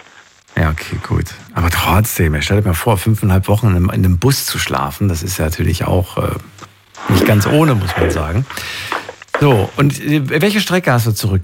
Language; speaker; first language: German; native; German